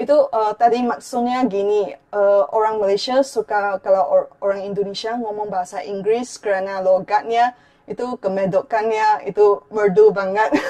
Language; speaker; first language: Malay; non-native, fluent; Chinese